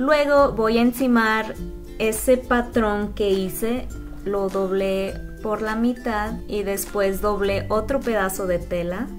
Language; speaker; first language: Spanish; native; Spanish